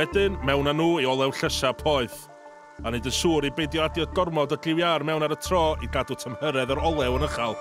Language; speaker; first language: Welsh; native; Welsh